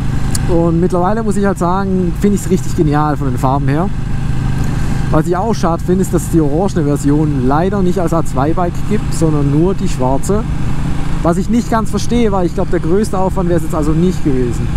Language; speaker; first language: German; native; German